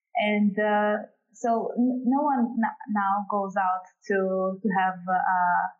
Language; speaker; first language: English; non-native, fluent; Portuguese